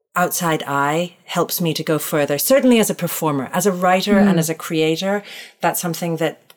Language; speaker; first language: English; native; English